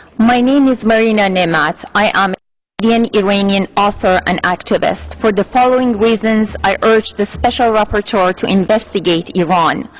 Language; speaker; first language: English; non-native, fluent; Persian